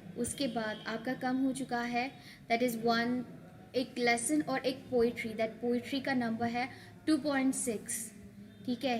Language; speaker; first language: Hindi; non-native, local second language; Marathi